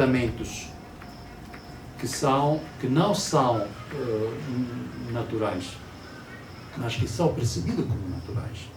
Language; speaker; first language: Portuguese; non-native, learner; Italian